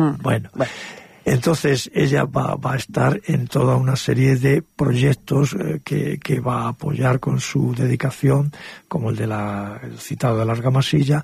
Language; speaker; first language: Spanish; native; Spanish